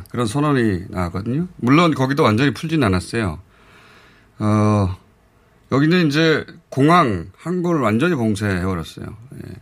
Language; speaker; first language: Korean; native; Korean